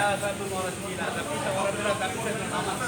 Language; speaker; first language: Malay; non-native, learner; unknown